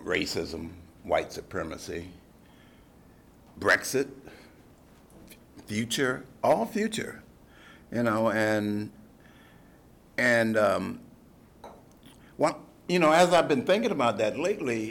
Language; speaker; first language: English; native; English